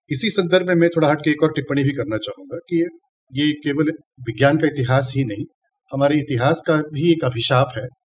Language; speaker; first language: Hindi; non-native, local second language; Tamil